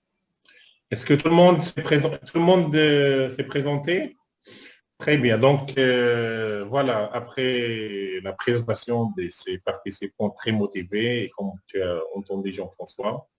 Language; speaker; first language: French; non-native, fluent; Arabic